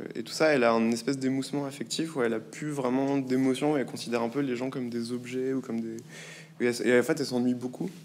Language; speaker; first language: French; native; French